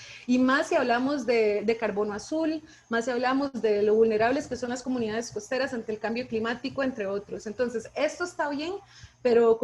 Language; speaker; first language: Spanish; native; Spanish